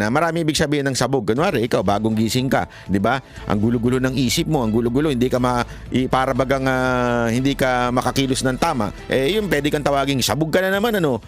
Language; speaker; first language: Filipino; native; Filipino